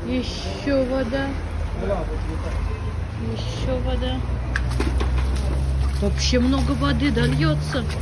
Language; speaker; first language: Russian; native; Russian